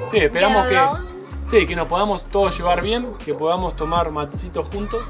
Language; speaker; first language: Spanish; native; Spanish